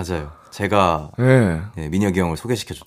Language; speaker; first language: Korean; native; Korean